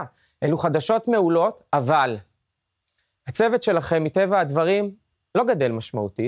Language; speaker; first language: Hebrew; native; Hebrew